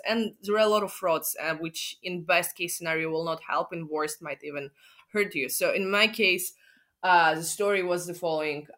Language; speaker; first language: English; non-native, fluent; Russian